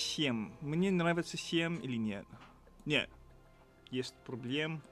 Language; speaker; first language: Russian; non-native, learner; English